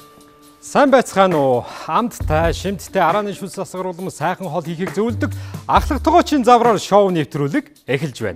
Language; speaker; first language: Mongolian; native; Mongolian